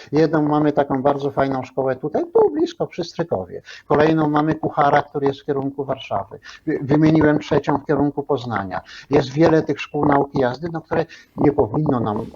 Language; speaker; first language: Polish; native; Polish